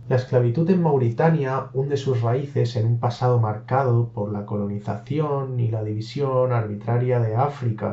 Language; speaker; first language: Spanish; native; Spanish